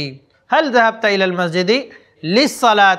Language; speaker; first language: Arabic; non-native, fluent; Urdu